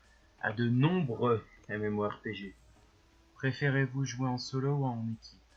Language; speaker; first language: French; native; French